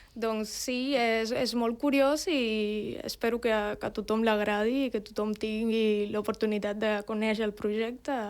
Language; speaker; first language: Catalan; non-native, fluent; Spanish